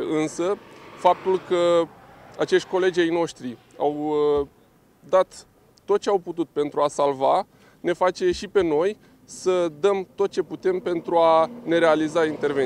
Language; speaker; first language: Romanian; native; Romanian